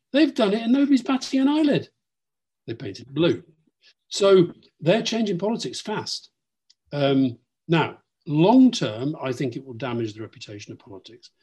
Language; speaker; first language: English; native; English